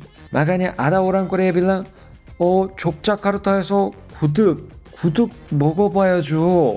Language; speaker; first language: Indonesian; non-native, fluent; Korean